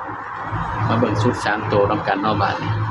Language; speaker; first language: Thai; non-native, local second language; Lao